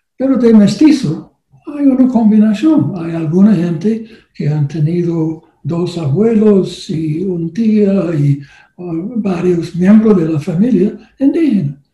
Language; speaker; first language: Spanish; non-native, learner; English